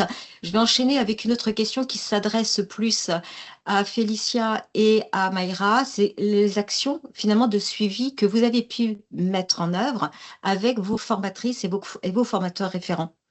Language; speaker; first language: French; native; French